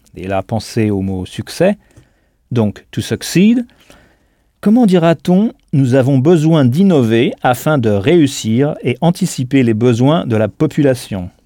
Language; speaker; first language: French; native; French